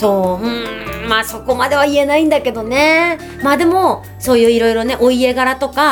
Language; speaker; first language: Japanese; native; Japanese